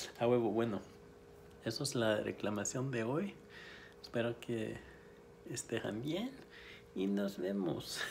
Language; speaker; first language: Spanish; non-native, fluent; English